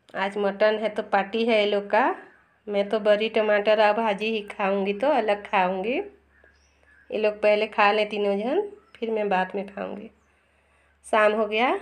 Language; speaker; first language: Hindi; non-native, local second language; Bangla